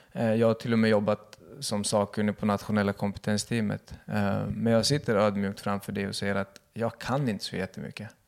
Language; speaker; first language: Swedish; early bilingual, other home language; Kurdish